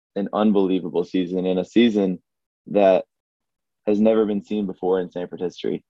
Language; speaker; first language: English; native; English